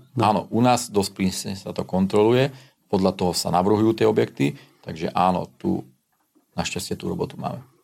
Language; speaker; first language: Slovak; non-native, local second language; Hungarian